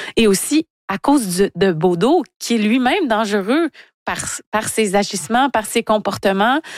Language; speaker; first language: French; native; French